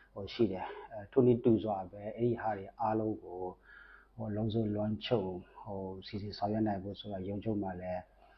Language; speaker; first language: Burmese; non-native, local second language; S'gaw Karen